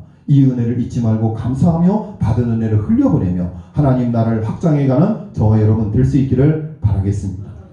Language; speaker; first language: Korean; native; Korean